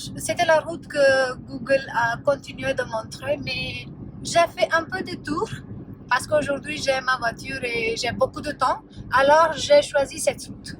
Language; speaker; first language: French; non-native, fluent; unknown